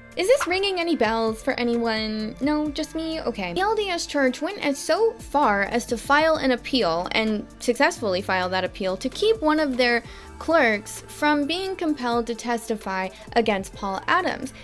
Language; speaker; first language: English; native; English